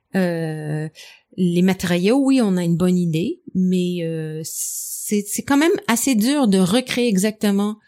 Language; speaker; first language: French; non-native, fluent; English